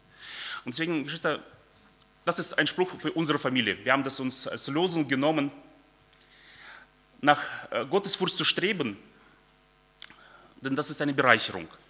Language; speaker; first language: German; early bilingual, other home language; Russian